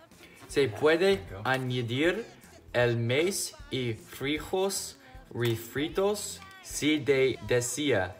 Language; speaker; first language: Spanish; non-native, learner; English